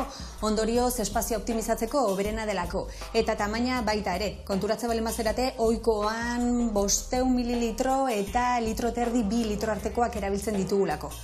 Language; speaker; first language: Basque; native; Basque